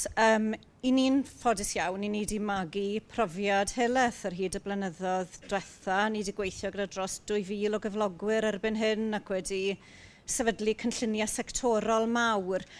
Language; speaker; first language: Welsh; native; Welsh